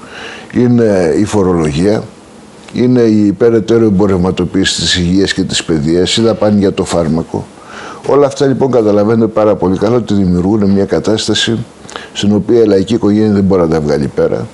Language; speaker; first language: Greek; native; Greek